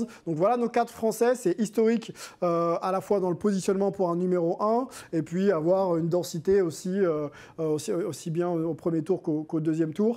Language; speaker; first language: French; native; French